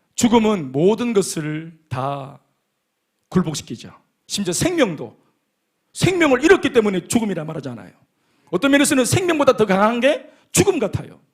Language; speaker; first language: Korean; native; Korean